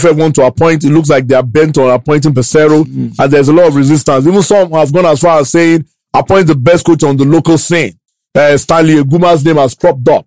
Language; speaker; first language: English; non-native, local second language; Yoruba